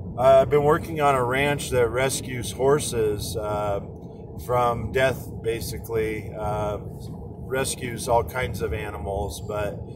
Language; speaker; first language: English; native; English